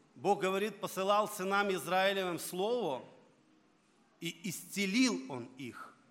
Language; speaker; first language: Russian; non-native, local second language; Ukrainian